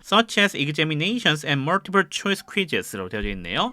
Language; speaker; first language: English; non-native, fluent; Korean